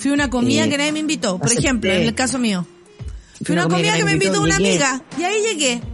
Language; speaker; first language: Spanish; native; Spanish